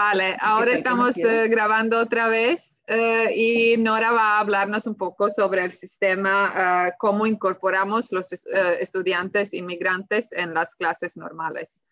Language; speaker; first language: Spanish; non-native, fluent; Swedish